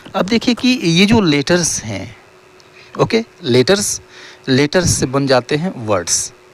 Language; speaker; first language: Hindi; native; Hindi